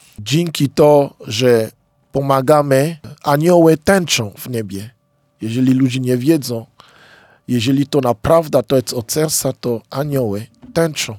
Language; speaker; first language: Polish; non-native, fluent; Lingala